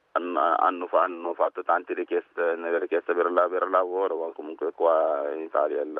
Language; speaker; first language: Italian; non-native, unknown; Arabic